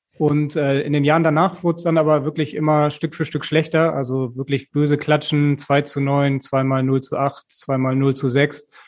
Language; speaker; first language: German; native; German